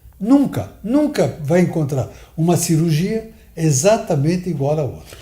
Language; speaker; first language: Portuguese; early bilingual, other home language; Italian